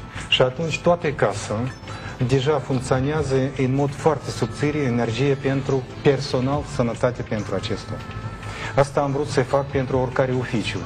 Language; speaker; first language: Romanian; non-native, learner; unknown